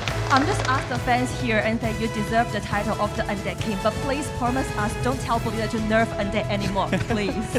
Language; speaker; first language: English; non-native, learner; Chinese